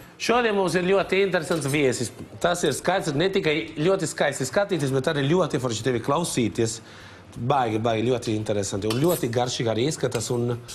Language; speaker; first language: Latvian; non-native, fluent; Italian